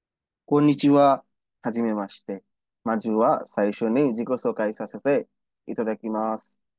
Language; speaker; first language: Japanese; non-native, learner; Bangla